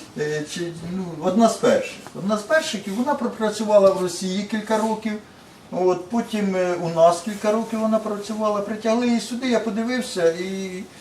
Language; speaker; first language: Ukrainian; native; Ukrainian